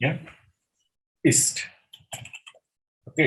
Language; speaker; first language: German; non-native, fluent; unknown